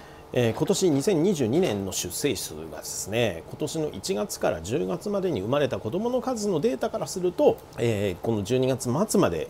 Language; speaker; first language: Japanese; native; Japanese